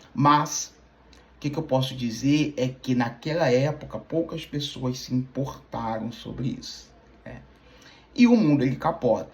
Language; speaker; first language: Portuguese; native; Portuguese